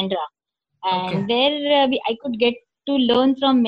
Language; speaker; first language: English; non-native, local second language; Marathi